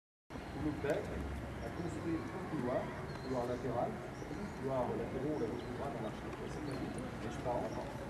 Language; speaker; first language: French; native; French